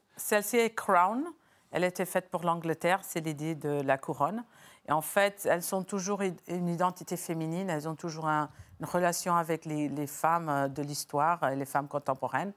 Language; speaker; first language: French; non-native, fluent; Portuguese